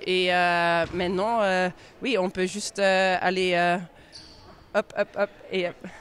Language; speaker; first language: French; non-native, local second language; Dutch